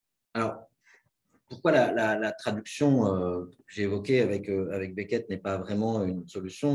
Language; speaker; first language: French; native; French